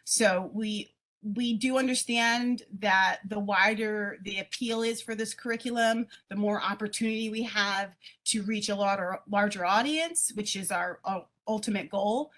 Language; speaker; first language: English; native; English